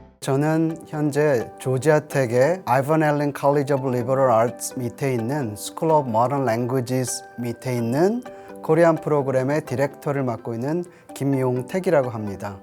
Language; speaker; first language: Korean; native; Korean